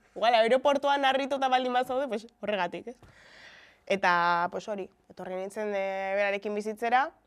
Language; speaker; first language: Basque; early bilingual, other home language; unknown